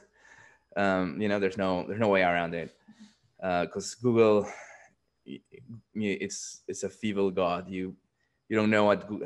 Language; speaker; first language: English; non-native, fluent; Spanish